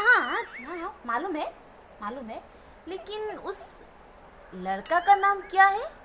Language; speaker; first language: Hindi; non-native, local second language; Santali